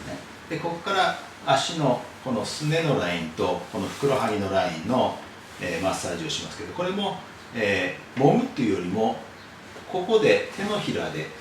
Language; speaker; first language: Japanese; native; Japanese